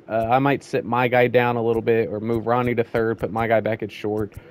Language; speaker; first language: English; native; English